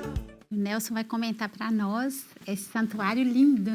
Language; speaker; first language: Portuguese; native; Portuguese